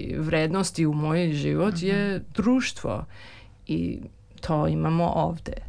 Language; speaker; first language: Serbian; early bilingual, heritage; English